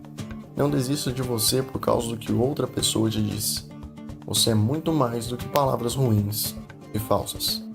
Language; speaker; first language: Portuguese; native; Portuguese